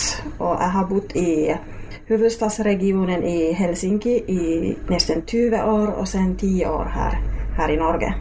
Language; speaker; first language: Swedish; non-native, local second language; Finnish